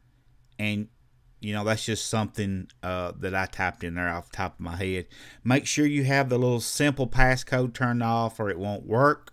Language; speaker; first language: English; native; English